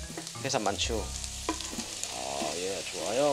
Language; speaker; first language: Korean; native; Korean